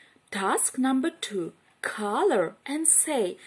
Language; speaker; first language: English; non-native, fluent; Ukrainian